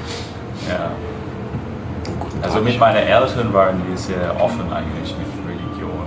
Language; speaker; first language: German; non-native, fluent; English